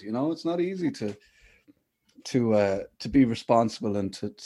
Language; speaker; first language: English; native; English